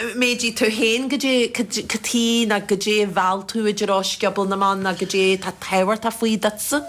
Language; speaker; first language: Irish; native; Irish